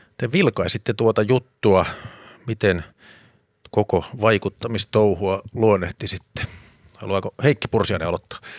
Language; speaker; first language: Finnish; native; Finnish